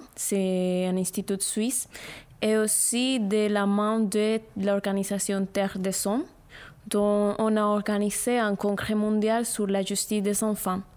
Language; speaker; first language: French; non-native, learner; Spanish